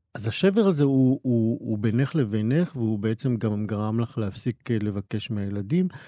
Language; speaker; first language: Hebrew; native; Hebrew